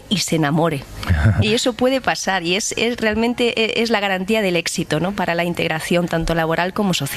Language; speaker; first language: Spanish; native; Spanish